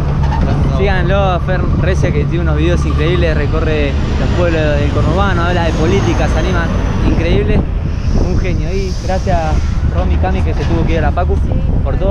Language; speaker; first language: Spanish; native; Spanish